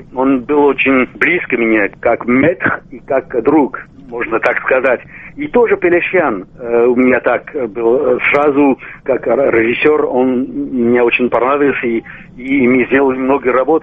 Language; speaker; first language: Russian; non-native, local second language; Armenian